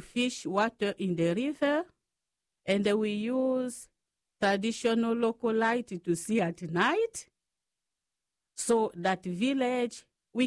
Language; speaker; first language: English; non-native, fluent; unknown